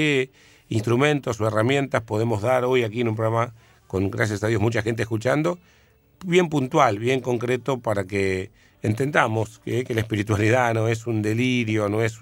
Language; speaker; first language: Spanish; native; Spanish